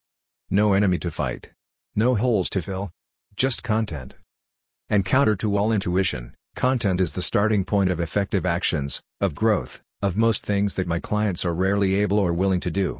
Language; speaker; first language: English; non-native, fluent; Hungarian